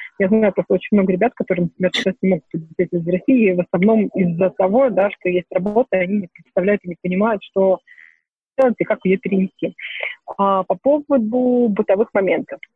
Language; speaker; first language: Russian; native; Russian